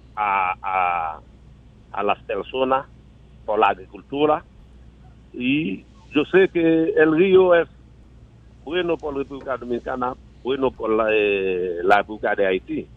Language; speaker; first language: Spanish; non-native, learner; Haitian Creole